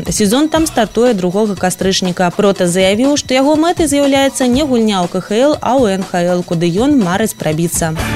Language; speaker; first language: Belarusian; non-native, local second language; Russian